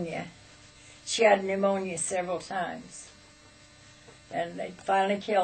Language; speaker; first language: English; native; English